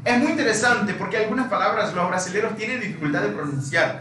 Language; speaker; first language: Spanish; non-native, fluent; Portuguese